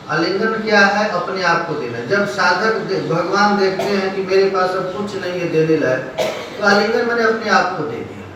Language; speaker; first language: Hindi; non-native, local second language; Bangla